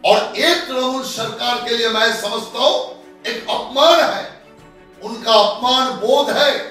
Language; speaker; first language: Hindi; non-native, local second language; Bangla